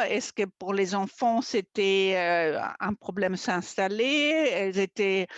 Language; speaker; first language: French; non-native, fluent; German